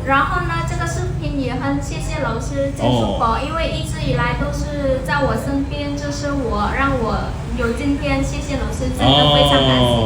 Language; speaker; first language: Chinese; non-native, local second language; Khmer